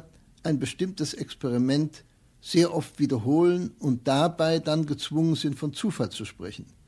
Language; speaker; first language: German; native; German